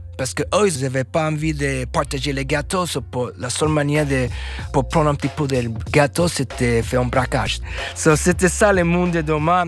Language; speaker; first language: French; non-native, fluent; English